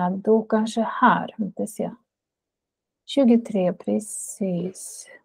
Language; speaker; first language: Swedish; non-native, fluent; Russian